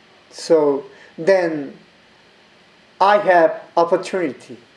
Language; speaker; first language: English; non-native, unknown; Korean